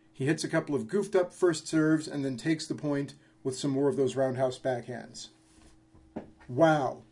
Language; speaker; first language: English; native; English